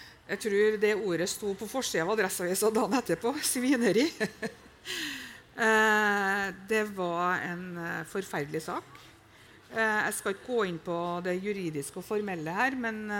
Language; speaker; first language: Norwegian; native; Norwegian